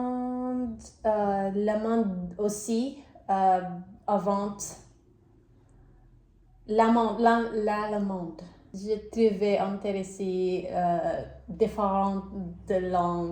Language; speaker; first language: French; non-native, learner; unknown